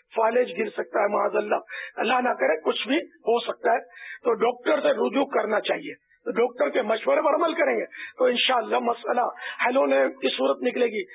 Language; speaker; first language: Urdu; native; Urdu